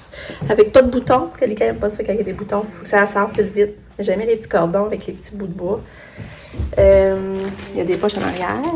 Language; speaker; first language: French; native; French